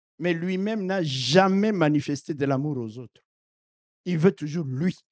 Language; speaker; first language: French; non-native, local second language; Lingala